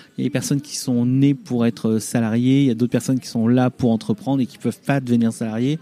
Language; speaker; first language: French; early bilingual, other home language; Vietnamese